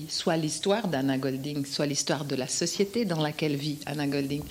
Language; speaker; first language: French; native; French